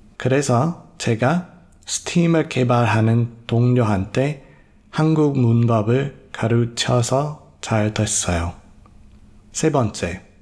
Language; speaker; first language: Korean; non-native, fluent; English